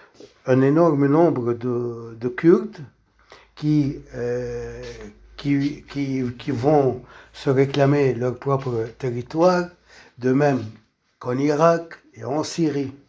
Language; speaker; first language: French; non-native, local second language; Arabic